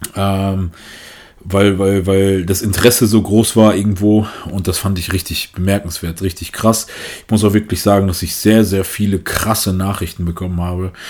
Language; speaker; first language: German; native; German